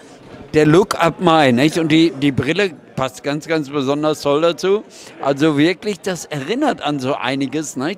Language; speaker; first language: German; native; German